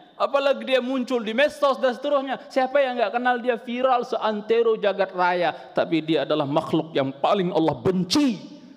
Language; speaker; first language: Indonesian; non-native, local second language; Sundanese